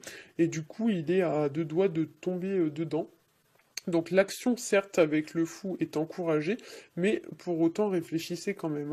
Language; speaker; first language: French; native; French